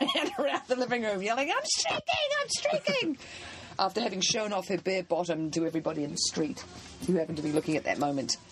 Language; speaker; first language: English; native; English